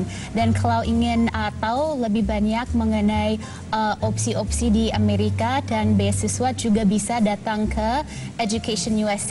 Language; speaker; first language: Indonesian; non-native, fluent; English